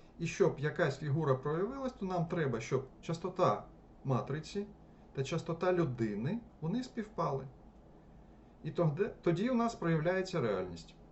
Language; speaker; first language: Ukrainian; non-native, local second language; Russian